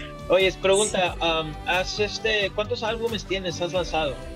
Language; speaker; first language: Spanish; native; Spanish